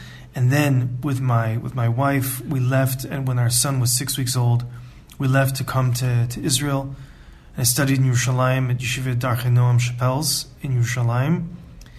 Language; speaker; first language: English; native; English